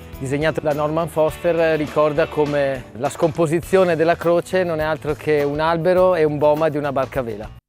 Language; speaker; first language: Italian; native; Italian